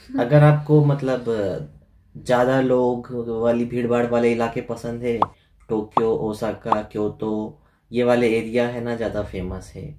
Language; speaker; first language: Hindi; native; Hindi